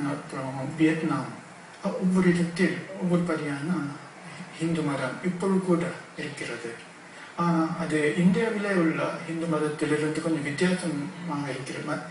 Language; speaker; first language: Tamil; non-native, fluent; Japanese